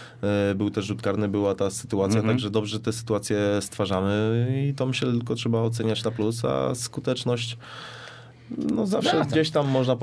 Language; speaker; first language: Polish; native; Polish